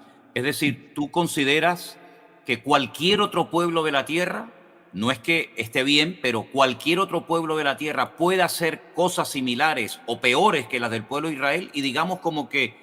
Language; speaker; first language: Spanish; native; Spanish